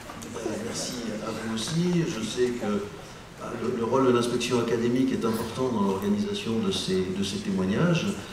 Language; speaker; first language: French; native; French